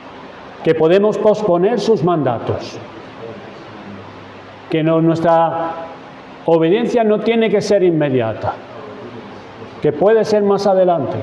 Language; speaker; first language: Spanish; native; Spanish